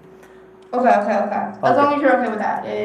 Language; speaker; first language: English; native; English